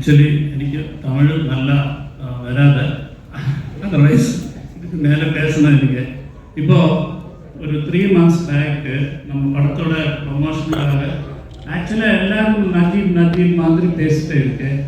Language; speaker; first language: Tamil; non-native, learner; Malayalam